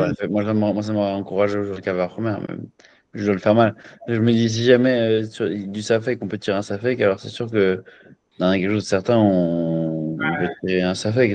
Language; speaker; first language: French; native; French